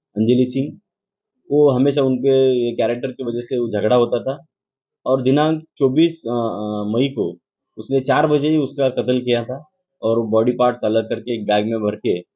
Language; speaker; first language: Hindi; non-native, local second language; Marathi